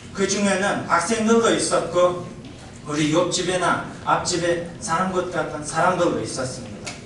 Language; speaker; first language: Korean; non-native, learner; Uzbek